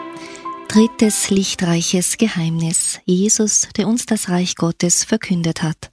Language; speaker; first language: German; native; German